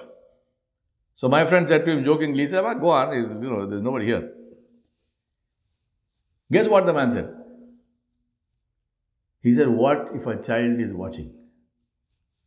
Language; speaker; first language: English; non-native, local second language; Urdu